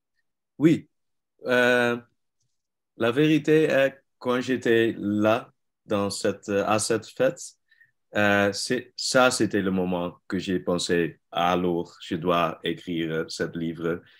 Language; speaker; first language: French; non-native, learner; Dutch